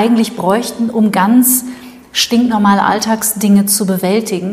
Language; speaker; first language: German; native; German